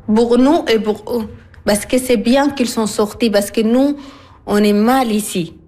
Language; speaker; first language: French; non-native, learner; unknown